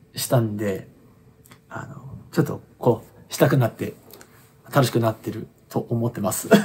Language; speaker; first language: Japanese; non-native, fluent; English